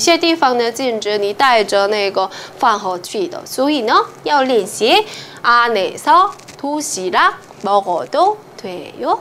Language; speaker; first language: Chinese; non-native, fluent; Korean